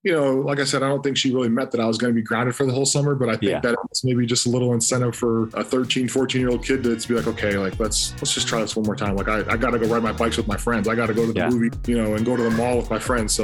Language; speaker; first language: English; native; English